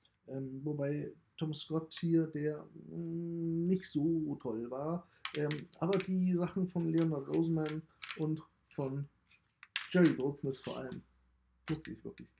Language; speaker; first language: German; native; German